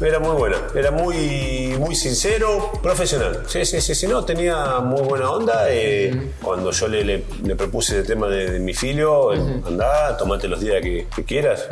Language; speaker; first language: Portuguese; non-native, learner; Spanish